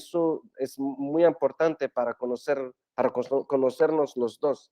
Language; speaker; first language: Spanish; non-native, fluent; Arabic